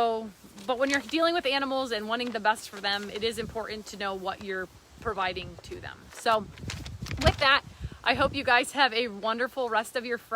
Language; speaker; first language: English; native; English